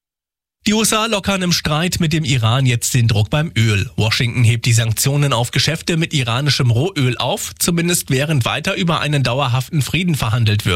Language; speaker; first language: German; native; German